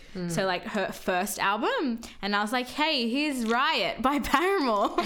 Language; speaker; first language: English; native; English